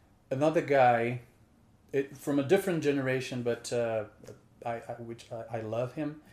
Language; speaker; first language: English; non-native, fluent; Portuguese